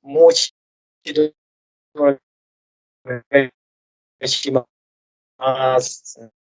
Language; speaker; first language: Japanese; non-native, learner; Bangla